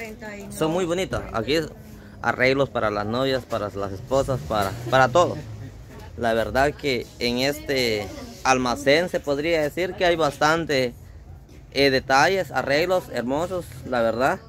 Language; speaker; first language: Spanish; native; Spanish